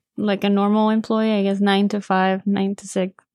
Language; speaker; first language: English; non-native, fluent; Spanish